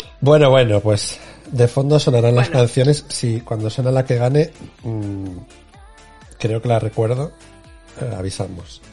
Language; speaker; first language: Spanish; native; Spanish